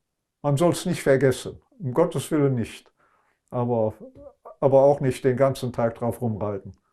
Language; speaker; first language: German; non-native, local second language; Luxembourgish